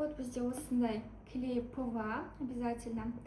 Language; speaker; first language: Russian; non-native, local second language; Kazakh